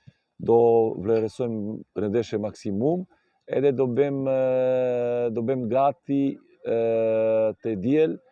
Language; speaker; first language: Albanian; non-native, learner; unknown